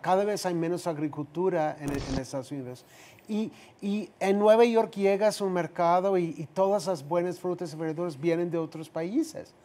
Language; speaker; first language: Spanish; non-native, fluent; English